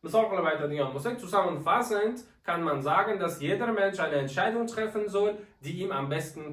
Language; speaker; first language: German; non-native, fluent; Uzbek